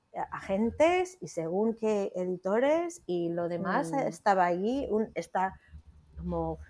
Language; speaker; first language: Spanish; non-native, fluent; English